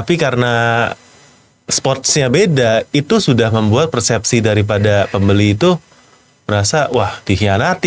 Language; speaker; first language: Indonesian; native; Indonesian